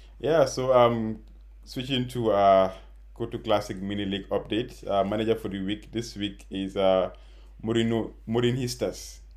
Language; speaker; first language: English; non-native, local second language; Wolof